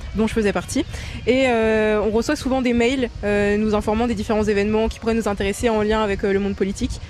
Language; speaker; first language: French; native; French